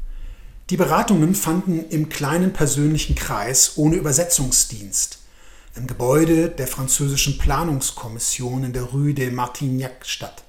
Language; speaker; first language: German; native; German